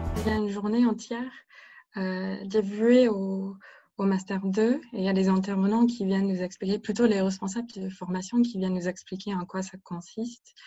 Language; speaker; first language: French; non-native, fluent; English